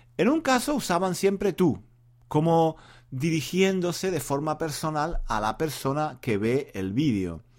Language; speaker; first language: Spanish; native; Spanish